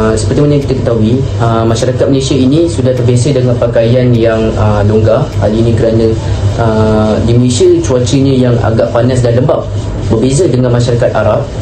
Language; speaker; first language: Malay; native; Malay